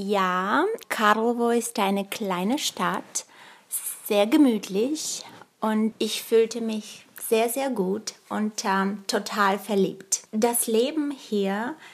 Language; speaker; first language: German; early bilingual, other home language; Bulgarian